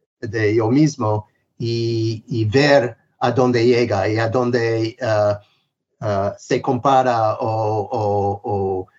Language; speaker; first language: Spanish; non-native, fluent; English